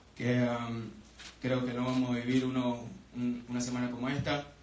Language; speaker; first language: Spanish; native; Spanish